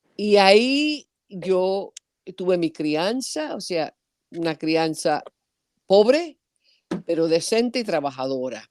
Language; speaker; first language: Spanish; early bilingual, heritage; Spanish